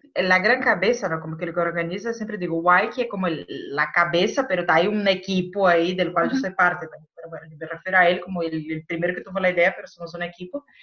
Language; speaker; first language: Spanish; non-native, fluent; Portuguese